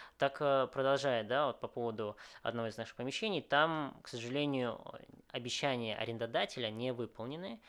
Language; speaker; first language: Russian; early bilingual, other home language; Vietnamese